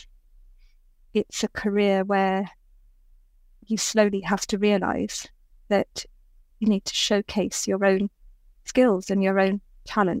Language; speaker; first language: English; native; English